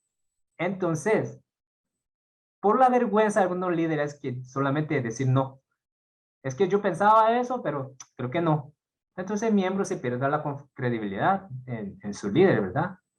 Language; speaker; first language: Spanish; non-native, fluent; Korean